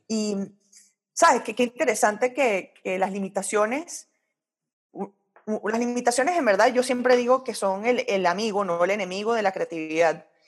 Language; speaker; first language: Spanish; early bilingual, heritage; Spanish